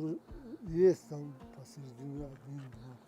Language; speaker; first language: Russian; non-native, local second language; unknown